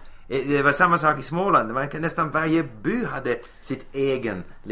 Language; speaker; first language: Swedish; non-native, fluent; English